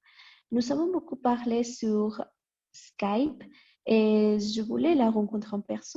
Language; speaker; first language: French; non-native, learner; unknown